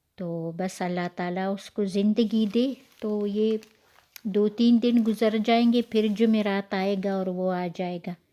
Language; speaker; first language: Urdu; non-native, local second language; Pashto